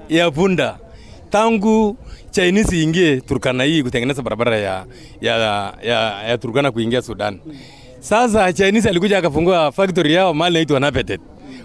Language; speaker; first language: Swahili; non-native, local second language; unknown